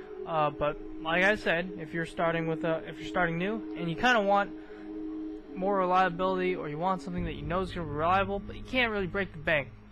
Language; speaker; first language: English; native; English